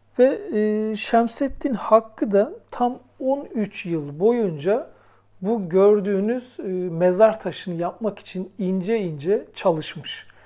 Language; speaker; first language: Turkish; native; Turkish